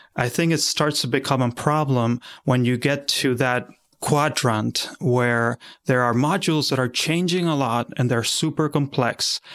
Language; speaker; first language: English; non-native, fluent; Spanish